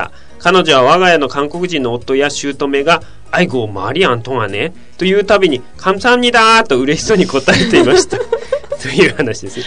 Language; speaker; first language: Japanese; native; Japanese